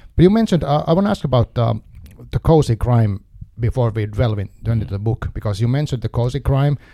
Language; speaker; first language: English; non-native, fluent; Finnish